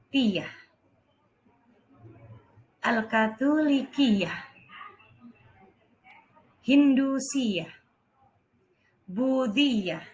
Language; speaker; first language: Arabic; non-native, fluent; Indonesian